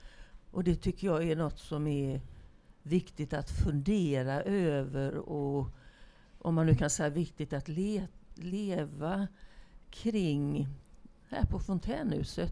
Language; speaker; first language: Swedish; native; Swedish